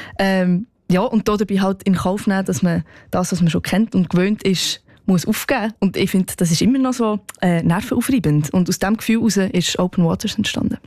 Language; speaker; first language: German; native; German